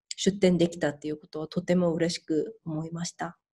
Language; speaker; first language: Japanese; non-native, fluent; Korean